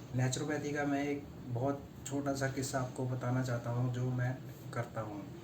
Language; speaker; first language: Hindi; native; Hindi